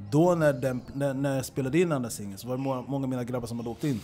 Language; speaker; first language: Swedish; early bilingual, other home language; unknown